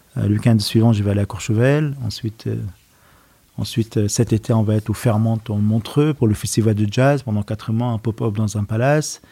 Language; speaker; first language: French; non-native, fluent; Arabic